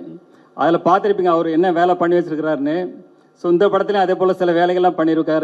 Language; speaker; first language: Tamil; native; Tamil